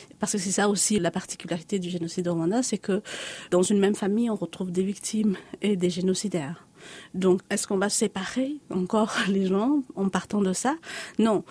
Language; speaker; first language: French; non-native, local second language; Lingala